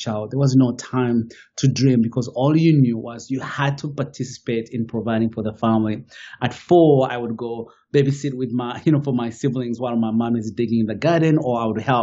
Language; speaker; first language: English; non-native, local second language; Kinyarwanda